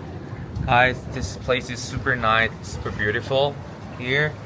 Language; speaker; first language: English; non-native, learner; Korean